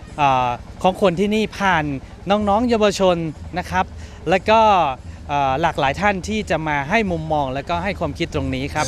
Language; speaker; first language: Thai; native; Thai